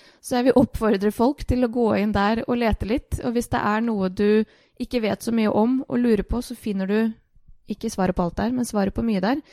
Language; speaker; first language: Norwegian; early bilingual, other home language; Bosnian